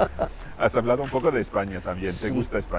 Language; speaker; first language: Spanish; non-native, fluent; English